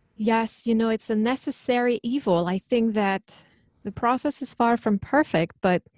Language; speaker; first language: English; non-native, fluent; French